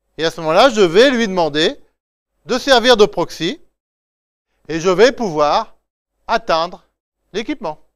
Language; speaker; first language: French; native; French